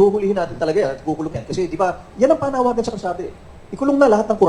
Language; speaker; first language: Filipino; native; Filipino